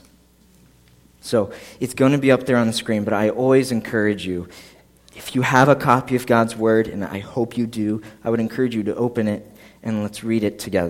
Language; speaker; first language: English; native; English